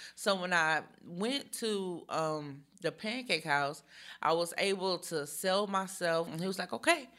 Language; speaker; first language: English; early bilingual, other home language; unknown